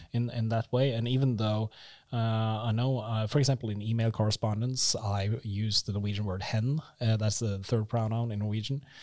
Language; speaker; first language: English; non-native, fluent; Norwegian